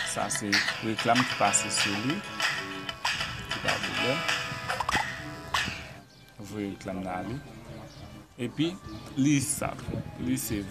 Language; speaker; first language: French; non-native, local second language; Haitian Creole